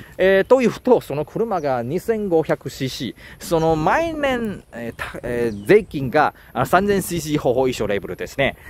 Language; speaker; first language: Japanese; non-native, learner; Chinese